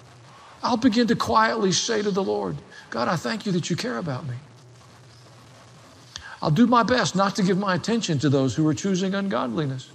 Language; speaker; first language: English; native; English